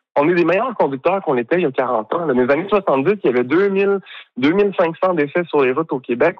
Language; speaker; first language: French; native; French